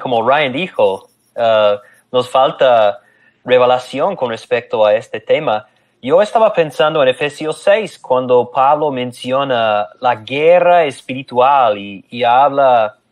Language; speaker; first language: Spanish; non-native, fluent; English